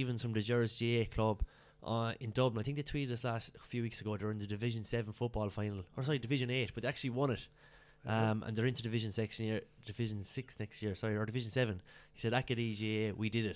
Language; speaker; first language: English; native; English